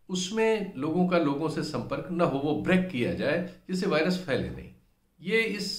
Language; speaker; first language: Hindi; native; Hindi